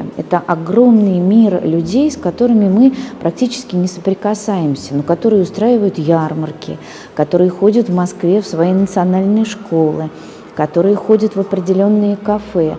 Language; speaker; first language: Russian; native; Russian